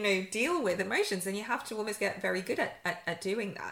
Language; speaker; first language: English; native; English